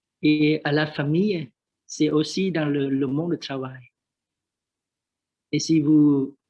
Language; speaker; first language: French; non-native, learner; Vietnamese